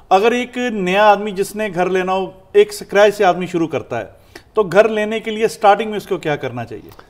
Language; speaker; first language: Hindi; non-native, local second language; Punjabi